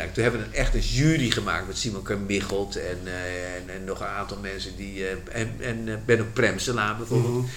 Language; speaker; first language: Dutch; native; Dutch